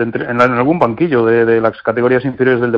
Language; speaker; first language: Spanish; native; Spanish